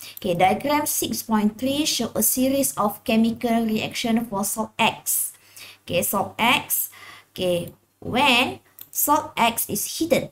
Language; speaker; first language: English; non-native, local second language; Malay